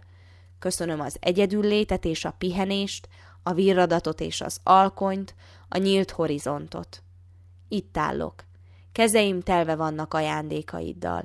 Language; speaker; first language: Hungarian; native; Hungarian